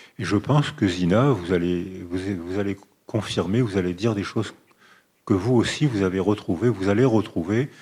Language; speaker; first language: French; native; French